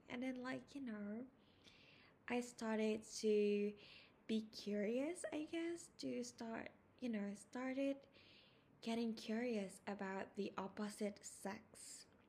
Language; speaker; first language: English; non-native, fluent; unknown